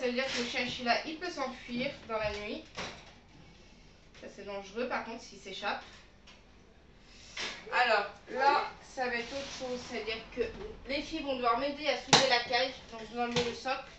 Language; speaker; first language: French; native; French